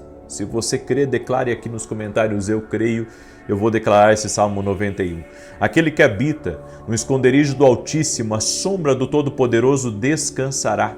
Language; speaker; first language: Portuguese; native; Portuguese